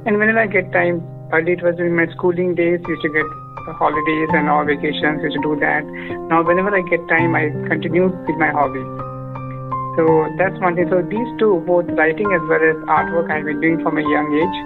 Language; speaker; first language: English; non-native, local second language; Odia